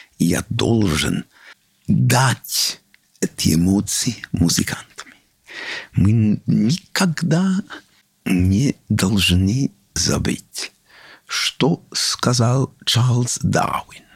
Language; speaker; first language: Russian; non-native, learner; English